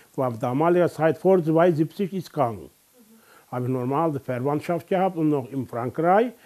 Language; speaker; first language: German; non-native, learner; Turkish